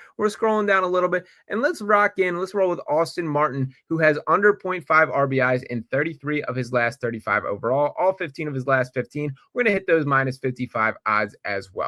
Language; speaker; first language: English; native; English